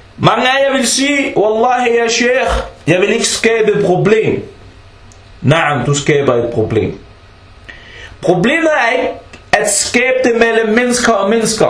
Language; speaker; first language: Danish; early bilingual, other home language; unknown